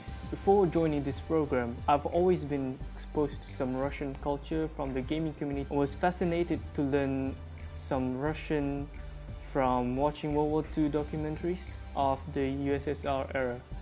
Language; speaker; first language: English; non-native, local second language; Malay